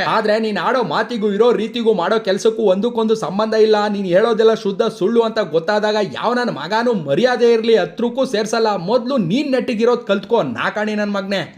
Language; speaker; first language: Kannada; native; Kannada